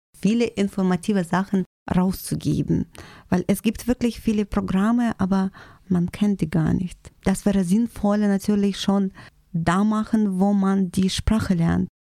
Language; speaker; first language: German; non-native, fluent; Russian